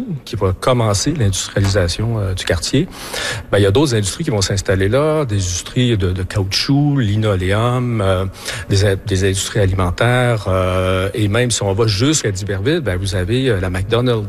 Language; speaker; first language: French; native; French